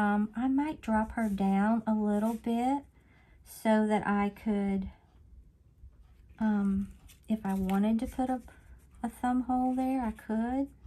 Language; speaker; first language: English; native; English